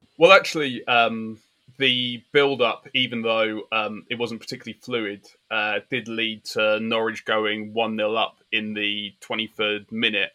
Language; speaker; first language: English; native; English